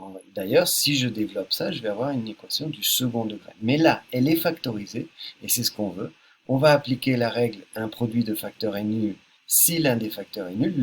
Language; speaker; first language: French; native; French